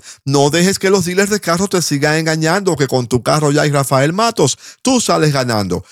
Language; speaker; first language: Spanish; native; Spanish